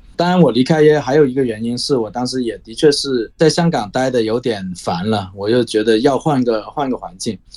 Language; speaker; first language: Chinese; non-native, local second language; Cantonese